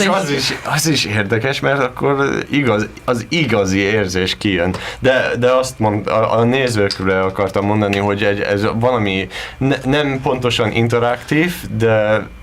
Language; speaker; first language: Hungarian; non-native, learner; English